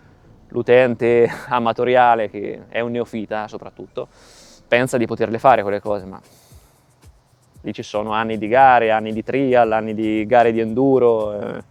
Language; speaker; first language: Italian; native; Italian